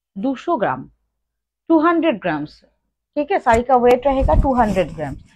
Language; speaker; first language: Hindi; non-native, local second language; Bangla